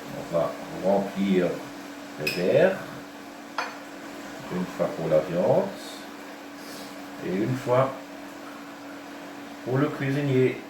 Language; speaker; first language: French; non-native, local second language; German